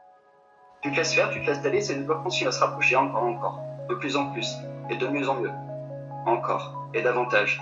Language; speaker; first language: French; native; French